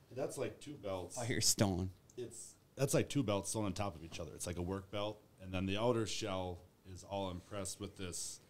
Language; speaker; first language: English; native; English